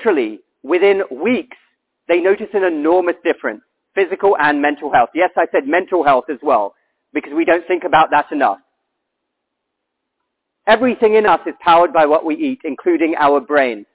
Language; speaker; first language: English; native; English